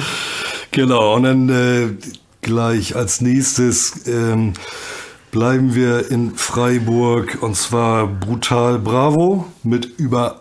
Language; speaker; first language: German; native; German